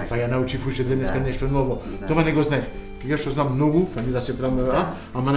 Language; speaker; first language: Macedonian; non-native, fluent; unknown